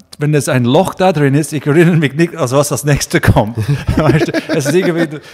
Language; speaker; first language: German; non-native, fluent; English